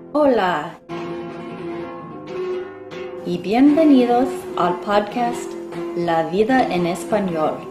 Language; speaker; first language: Spanish; non-native, learner; English